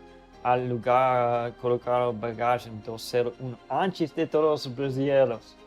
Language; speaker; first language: Portuguese; non-native, learner; English